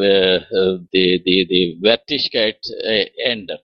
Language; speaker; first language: German; non-native, fluent; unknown